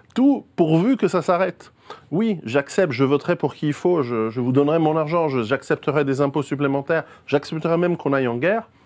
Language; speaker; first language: French; native; French